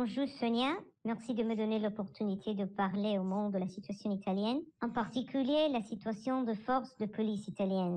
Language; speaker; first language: French; non-native, learner; Italian